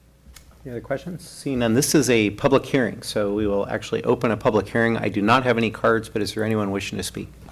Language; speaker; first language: English; native; English